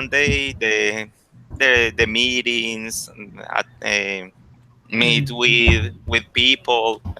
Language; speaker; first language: English; non-native, learner; Spanish